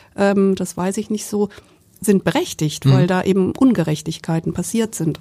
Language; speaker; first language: German; native; German